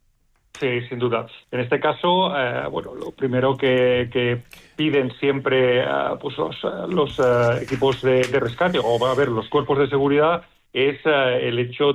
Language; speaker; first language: Spanish; native; Spanish